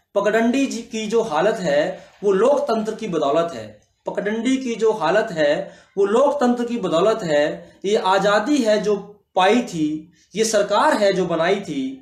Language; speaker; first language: Hindi; native; Hindi